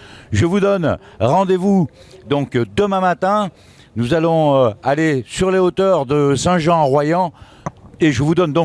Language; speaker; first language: French; native; French